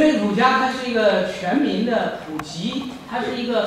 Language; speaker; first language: Chinese; native; Chinese